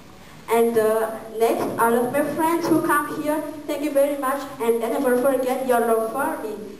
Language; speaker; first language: English; non-native, learner; Malagasy